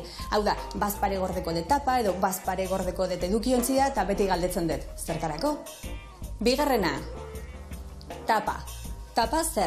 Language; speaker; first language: Basque; native; Basque